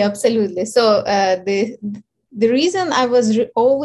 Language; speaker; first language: English; non-native, fluent; Ukrainian